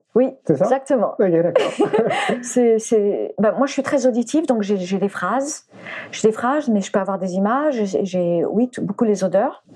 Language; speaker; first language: French; early bilingual, other home language; English